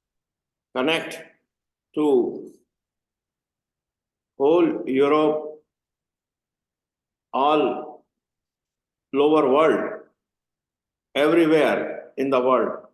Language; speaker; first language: English; non-native, learner; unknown